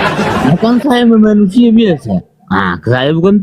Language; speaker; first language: Indonesian; native; Indonesian